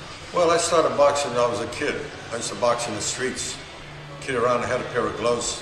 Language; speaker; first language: English; native; English